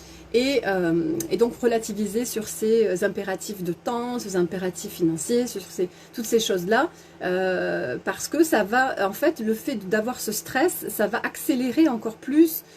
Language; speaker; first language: French; native; French